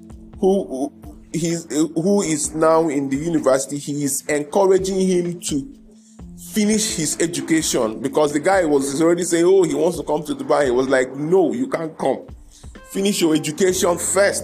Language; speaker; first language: English; non-native, local second language; Igbo